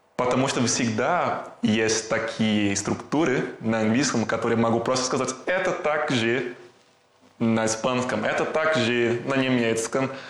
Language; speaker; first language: Russian; non-native, fluent; Portuguese